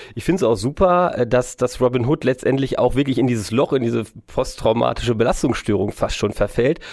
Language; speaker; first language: German; native; German